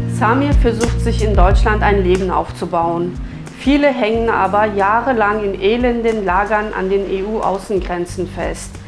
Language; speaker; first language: German; early bilingual, other home language; Kurdish